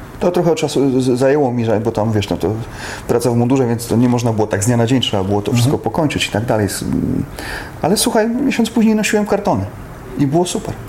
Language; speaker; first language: Polish; native; Polish